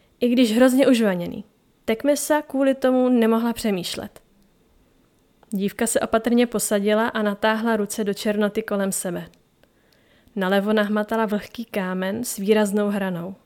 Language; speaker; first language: Czech; native; Czech